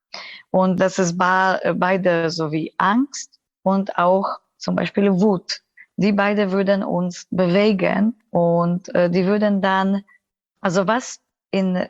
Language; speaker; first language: German; non-native, fluent; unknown